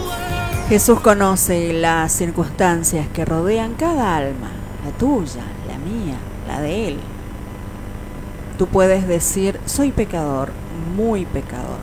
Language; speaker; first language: Spanish; native; Spanish